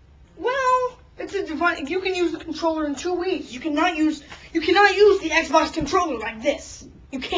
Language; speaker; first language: English; native; English